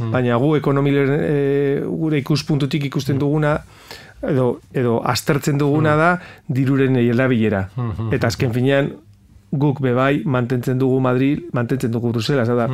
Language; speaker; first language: Basque; non-native, local second language; Spanish